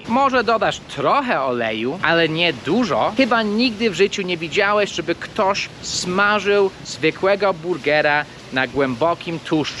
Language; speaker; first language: Polish; non-native, fluent; English